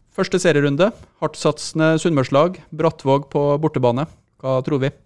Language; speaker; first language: Norwegian; native; Norwegian